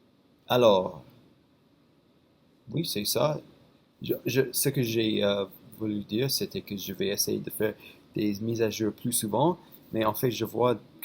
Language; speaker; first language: French; non-native, fluent; English